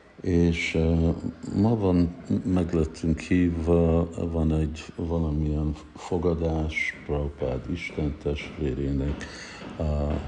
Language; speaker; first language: Hungarian; early bilingual, heritage; Hungarian